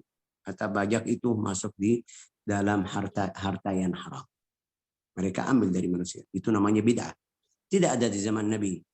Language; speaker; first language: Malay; non-native, fluent; Arabic